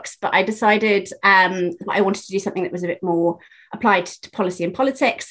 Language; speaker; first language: English; native; English